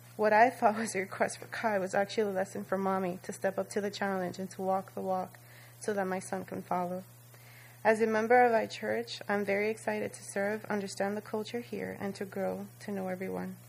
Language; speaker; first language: English; non-native, fluent; Spanish